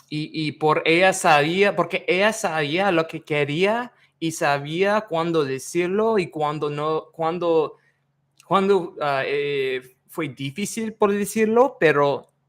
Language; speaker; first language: Spanish; non-native, learner; English